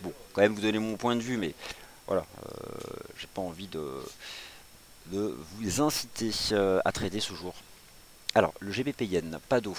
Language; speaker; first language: French; native; French